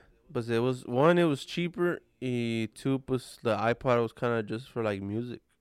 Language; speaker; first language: English; early bilingual, other home language; Spanish